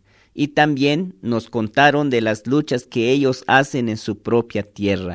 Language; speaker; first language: Spanish; native; Spanish